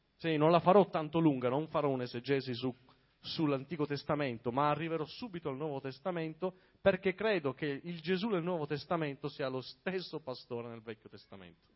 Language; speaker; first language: Italian; native; Italian